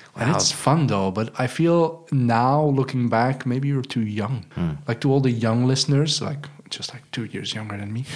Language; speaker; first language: English; non-native, fluent; Dutch